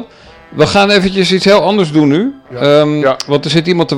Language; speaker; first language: Dutch; native; Dutch